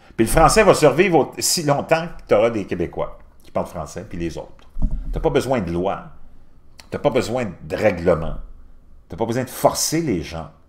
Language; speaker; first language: French; native; French